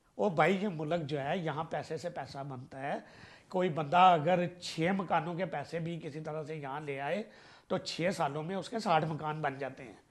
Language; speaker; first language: Urdu; non-native, local second language; Punjabi